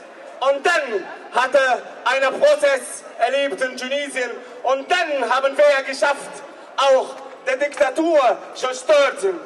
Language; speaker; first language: German; non-native, learner; Arabic